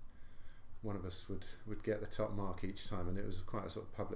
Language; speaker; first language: English; native; English